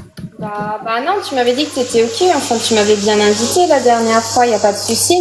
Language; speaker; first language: French; native; French